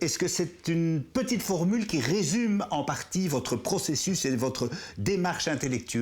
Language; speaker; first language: French; native; French